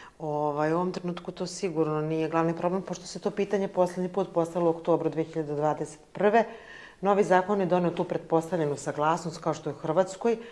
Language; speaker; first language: Serbian; native; Serbian